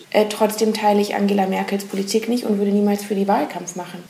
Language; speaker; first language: German; native; German